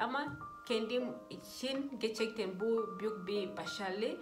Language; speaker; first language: Turkish; non-native, fluent; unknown